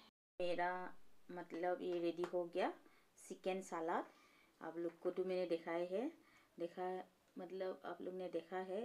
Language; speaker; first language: Hindi; non-native, local second language; Assamese